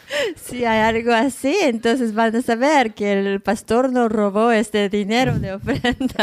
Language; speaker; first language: Spanish; non-native, learner; Japanese